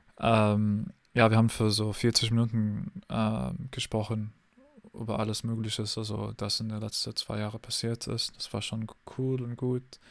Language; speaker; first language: German; non-native, fluent; English